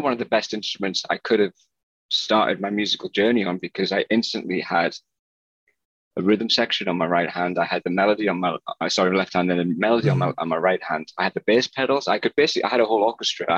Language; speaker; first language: English; native; English